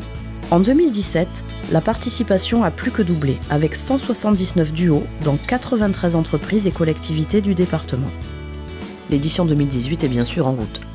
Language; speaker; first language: French; native; French